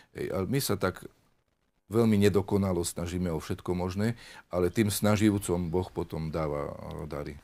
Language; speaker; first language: Slovak; native; Slovak